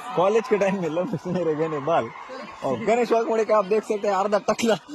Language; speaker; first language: Hindi; non-native, local second language; Marathi